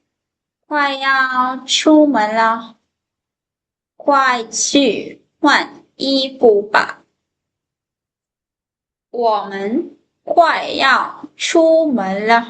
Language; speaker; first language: Chinese; non-native, fluent; Lao